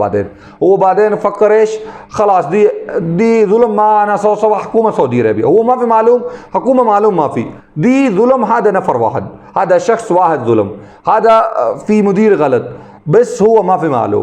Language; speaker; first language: Arabic; non-native, learner; Urdu